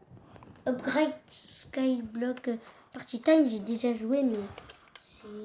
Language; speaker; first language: French; native; French